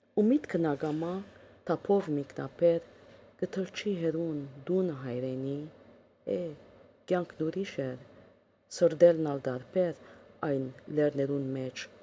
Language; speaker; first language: Armenian; early bilingual, heritage; Armenian